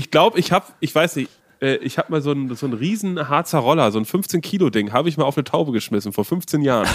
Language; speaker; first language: German; native; German